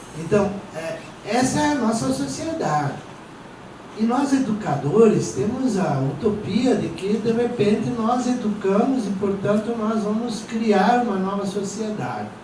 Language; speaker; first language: Portuguese; non-native, local second language; Venetian